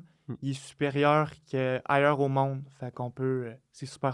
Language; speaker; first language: French; native; French